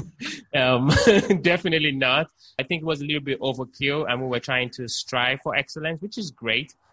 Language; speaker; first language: English; non-native, local second language; Yoruba